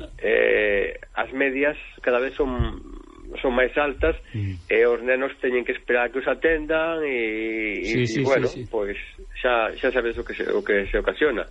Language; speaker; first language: Galician; native; Galician